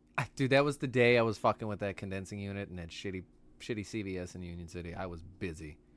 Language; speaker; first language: English; native; English